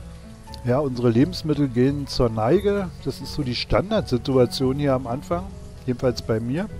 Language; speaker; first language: German; native; German